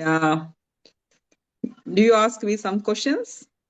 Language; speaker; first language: English; non-native, learner; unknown